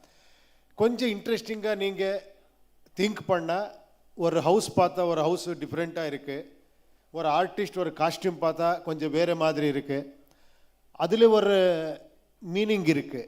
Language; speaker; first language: Tamil; non-native, learner; Kannada